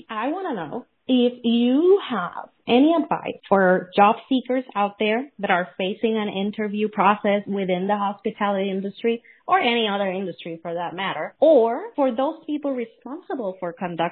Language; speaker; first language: English; non-native, fluent; Spanish